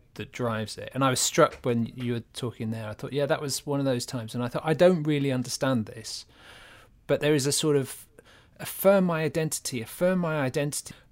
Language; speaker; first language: English; native; English